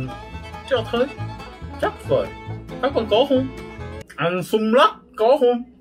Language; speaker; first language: Vietnamese; non-native, learner; Korean